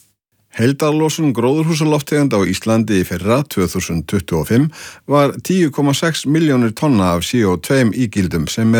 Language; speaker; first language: Icelandic; native; Icelandic